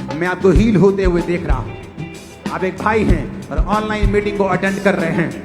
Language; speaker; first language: Hindi; native; Hindi